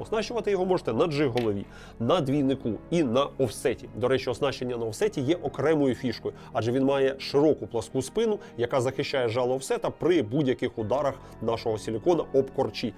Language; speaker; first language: Ukrainian; native; Ukrainian